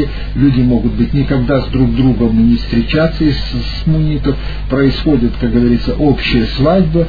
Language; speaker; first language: Russian; native; Russian